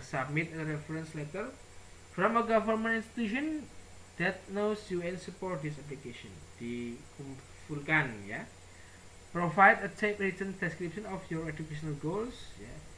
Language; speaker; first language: English; non-native, fluent; Indonesian